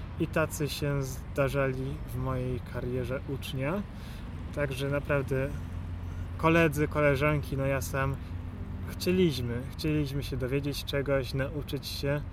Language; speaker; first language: Polish; native; Polish